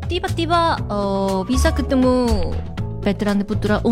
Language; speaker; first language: Indonesian; non-native, learner; Korean